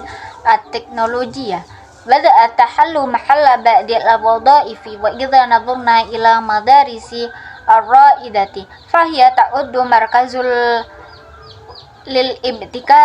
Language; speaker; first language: Arabic; non-native, fluent; Indonesian